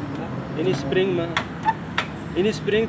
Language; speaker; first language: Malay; non-native, learner; Hindi